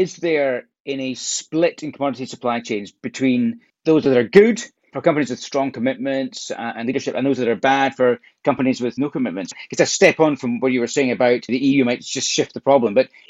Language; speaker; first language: English; native; English